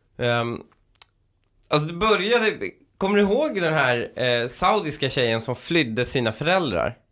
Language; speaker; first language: Swedish; early bilingual, other home language; Persian